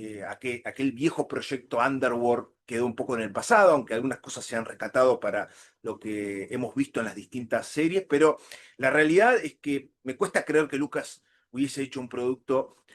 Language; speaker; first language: Spanish; native; Spanish